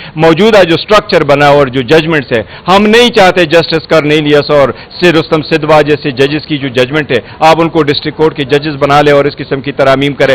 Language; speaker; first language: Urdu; non-native, local second language; Pashto